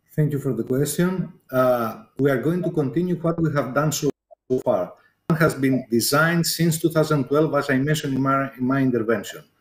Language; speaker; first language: English; non-native, fluent; Greek